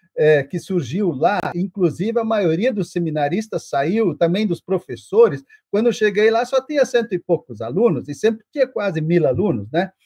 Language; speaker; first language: Portuguese; non-native, local second language; German